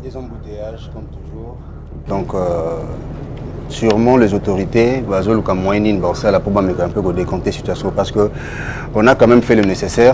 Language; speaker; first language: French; non-native, local second language; Lingala